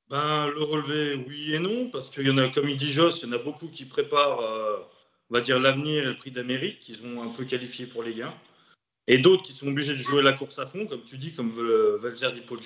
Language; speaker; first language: French; native; French